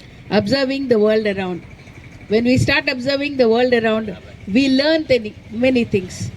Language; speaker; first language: English; non-native, local second language; Telugu